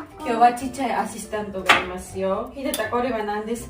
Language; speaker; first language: Japanese; non-native, learner; Georgian